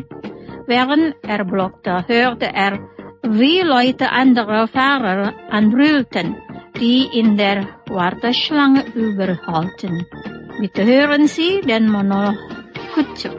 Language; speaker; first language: German; non-native, fluent; Indonesian